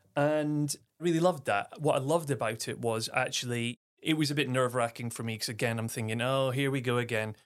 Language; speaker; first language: English; native; English